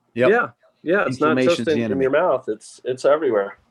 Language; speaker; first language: English; native; English